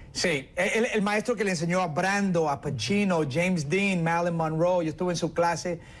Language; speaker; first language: Spanish; early bilingual, heritage; Spanish